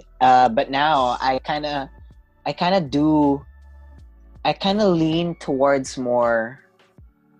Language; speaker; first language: English; non-native, local second language; Cebuano